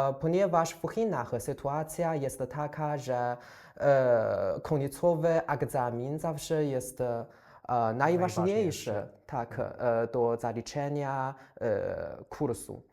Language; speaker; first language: Polish; non-native, fluent; Chinese